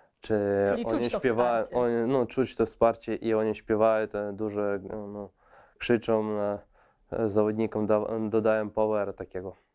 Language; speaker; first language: Polish; non-native, fluent; Russian